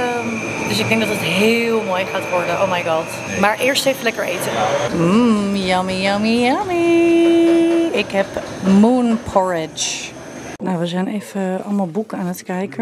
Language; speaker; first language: Dutch; native; Dutch